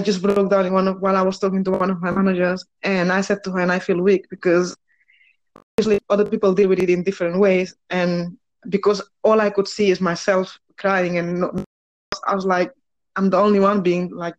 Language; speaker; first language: English; non-native, fluent; Spanish